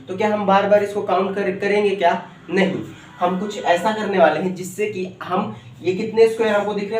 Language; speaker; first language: Hindi; non-native, local second language; Marathi